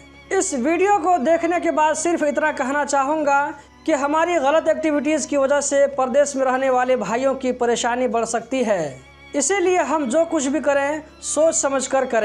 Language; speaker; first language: Hindi; native; Hindi